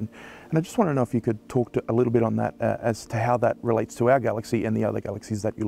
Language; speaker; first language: English; native; English